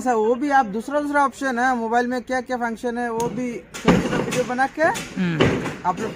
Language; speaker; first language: Hindi; non-native, learner; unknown